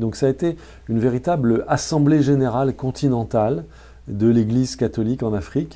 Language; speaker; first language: French; native; French